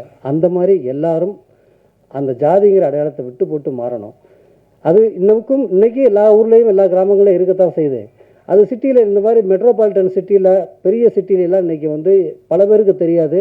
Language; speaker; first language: Tamil; native; Tamil